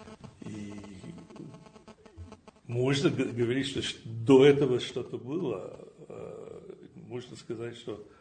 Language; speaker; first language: Russian; non-native, fluent; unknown